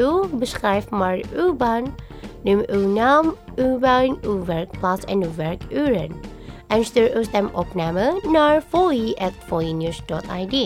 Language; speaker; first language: Dutch; non-native, fluent; Indonesian